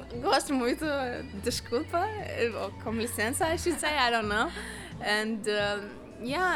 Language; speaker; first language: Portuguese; non-native, learner; Lithuanian